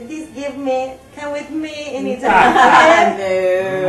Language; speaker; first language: English; non-native, learner; Italian